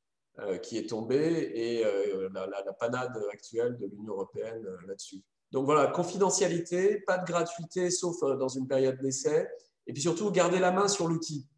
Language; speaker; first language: French; native; French